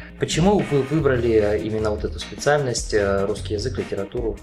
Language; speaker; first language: Russian; native; Russian